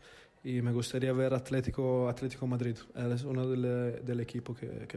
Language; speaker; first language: Spanish; non-native, learner; Italian